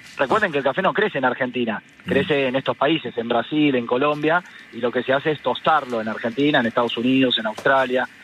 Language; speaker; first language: Spanish; native; Spanish